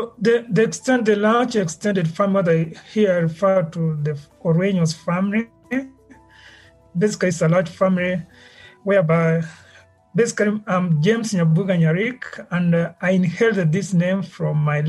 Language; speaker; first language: English; non-native, local second language; Gusii